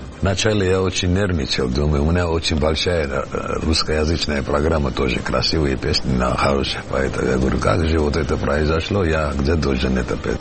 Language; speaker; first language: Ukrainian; non-native, learner; Georgian